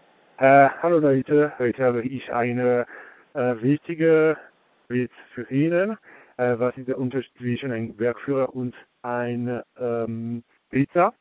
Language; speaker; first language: German; non-native, learner; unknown